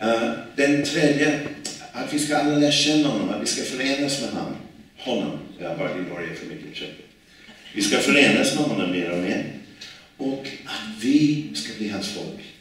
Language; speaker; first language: Swedish; non-native, fluent; English